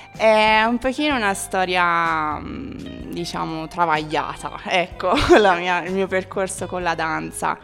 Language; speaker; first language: Italian; non-native, fluent; English